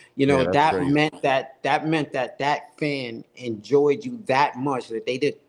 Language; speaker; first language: English; native; English